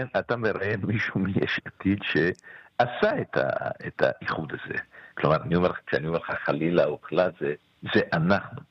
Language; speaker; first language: Hebrew; native; Hebrew